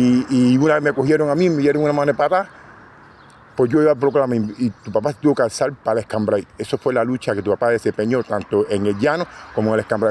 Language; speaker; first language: Spanish; native; Spanish